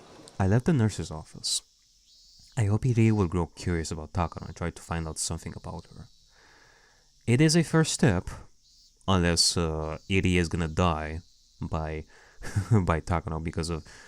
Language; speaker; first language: English; native; English